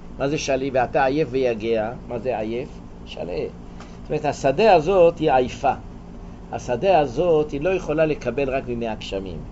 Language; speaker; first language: Hebrew; native; Hebrew